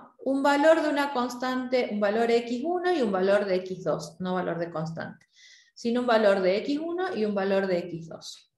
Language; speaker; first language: Spanish; native; Spanish